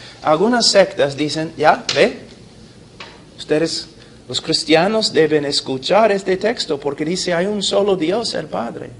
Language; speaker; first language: Spanish; non-native, fluent; English